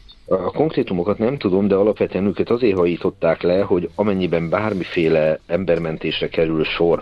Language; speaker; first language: Hungarian; native; Hungarian